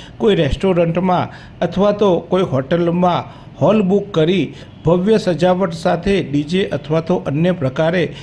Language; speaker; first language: Gujarati; native; Gujarati